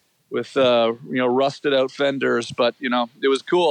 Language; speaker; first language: English; native; English